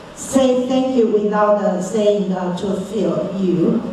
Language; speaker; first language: English; non-native, fluent; Chinese